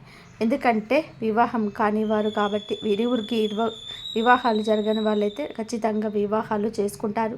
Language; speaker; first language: Telugu; native; Telugu